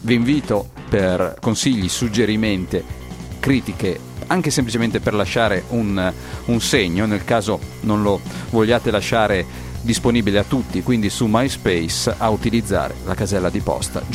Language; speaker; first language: Italian; native; Italian